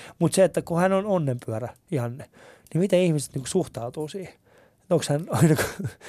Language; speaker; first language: Finnish; early bilingual, other home language; Persian